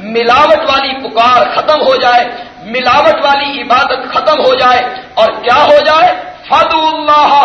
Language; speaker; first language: Urdu; non-native, local second language; Punjabi